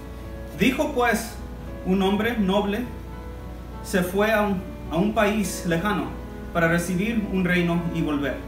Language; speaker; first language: Spanish; early bilingual, heritage; Spanish